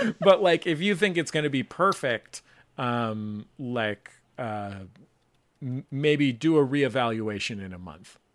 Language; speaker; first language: English; native; English